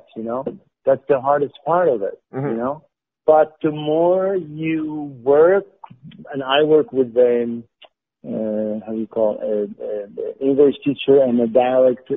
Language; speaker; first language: English; non-native, fluent; Arabic